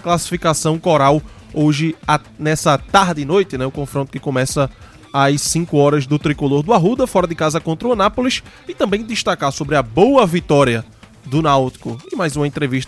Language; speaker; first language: Portuguese; native; Portuguese